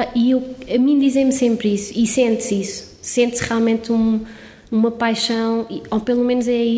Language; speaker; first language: Portuguese; native; Portuguese